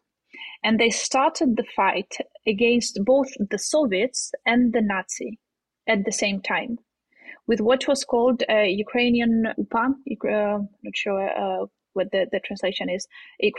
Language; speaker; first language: English; non-native, fluent; Ukrainian